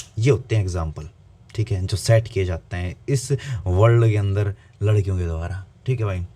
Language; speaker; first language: Hindi; native; Hindi